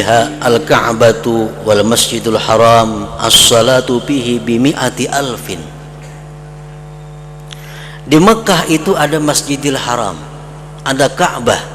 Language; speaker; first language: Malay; non-native, local second language; Banjar